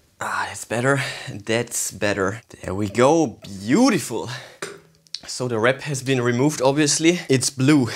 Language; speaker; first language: English; non-native, fluent; German